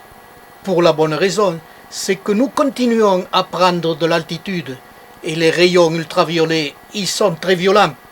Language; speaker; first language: French; native; French